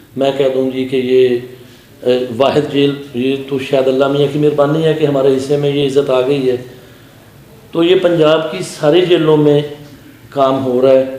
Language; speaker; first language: Urdu; non-native, local second language; Punjabi